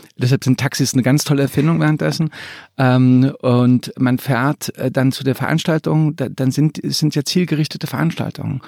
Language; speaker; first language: German; early bilingual, other home language; Croatian